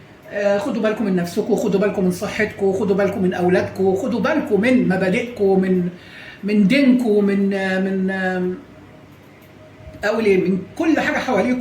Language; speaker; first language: Arabic; native; Arabic